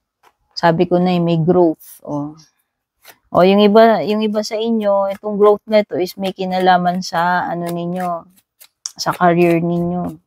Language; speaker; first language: Filipino; native; Filipino